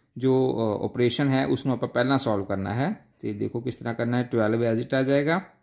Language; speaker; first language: Hindi; non-native, local second language; Punjabi